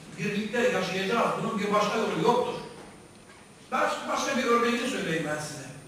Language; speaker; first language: Turkish; native; Turkish